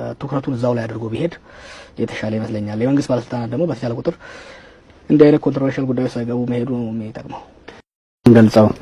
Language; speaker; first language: Amharic; non-native, local second language; Oromo